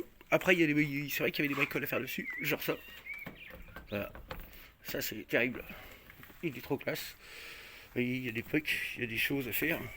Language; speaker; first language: French; native; French